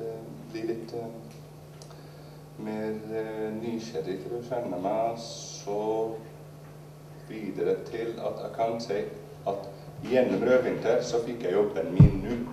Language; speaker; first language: Norwegian; non-native, learner; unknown